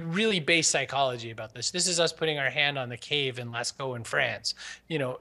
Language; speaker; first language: English; native; English